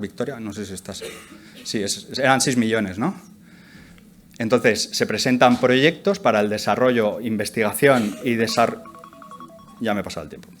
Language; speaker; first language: Spanish; native; Spanish